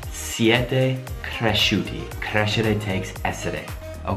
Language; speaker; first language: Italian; non-native, fluent; English